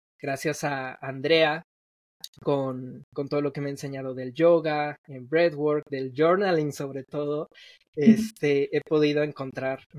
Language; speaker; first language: Spanish; native; Spanish